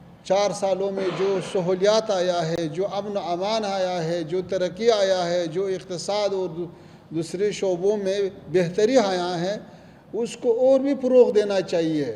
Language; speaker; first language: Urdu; non-native, fluent; Pashto